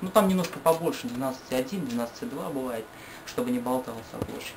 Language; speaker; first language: Russian; native; Russian